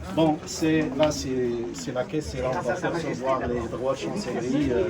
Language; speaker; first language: French; non-native, local second language; Arabic